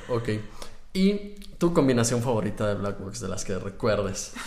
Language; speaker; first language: Spanish; native; Spanish